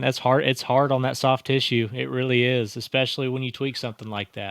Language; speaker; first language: English; native; English